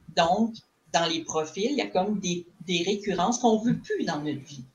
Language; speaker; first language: French; native; French